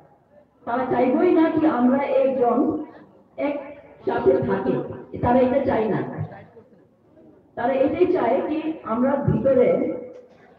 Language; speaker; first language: Bangla; non-native, local second language; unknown